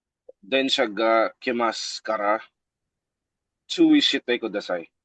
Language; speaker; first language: Japanese; non-native, learner; Filipino